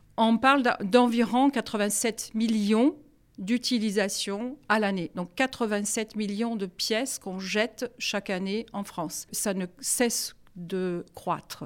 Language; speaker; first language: French; non-native, fluent; German